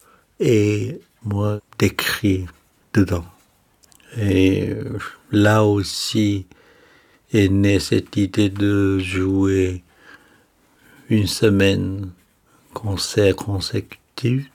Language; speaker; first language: French; non-native, fluent; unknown